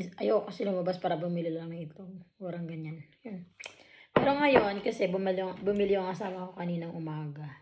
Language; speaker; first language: Filipino; non-native, local second language; Waray